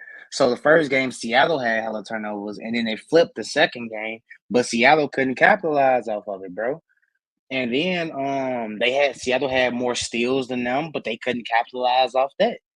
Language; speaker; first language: English; native; English